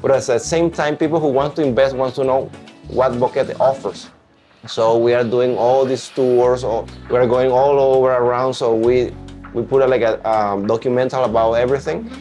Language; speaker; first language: English; non-native, fluent; Spanish